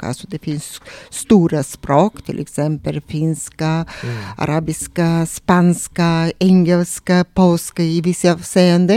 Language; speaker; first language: Swedish; non-native, fluent; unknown